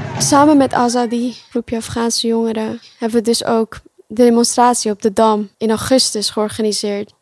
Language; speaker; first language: Dutch; early bilingual, other home language; Pashto